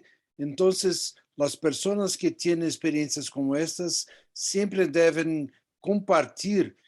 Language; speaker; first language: Portuguese; non-native, fluent; Spanish